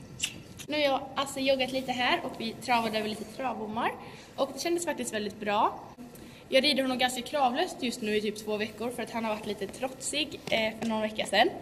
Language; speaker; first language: Swedish; native; Swedish